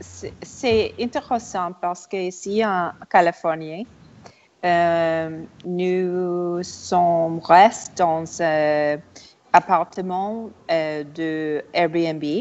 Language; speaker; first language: French; non-native, learner; English